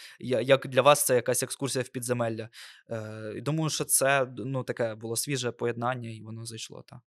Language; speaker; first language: Ukrainian; non-native, local second language; Russian